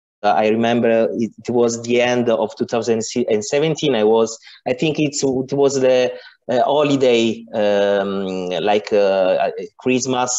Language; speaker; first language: English; non-native, learner; Italian